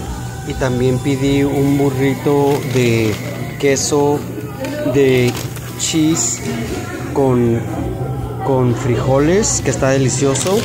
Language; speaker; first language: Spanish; early bilingual, heritage; Spanish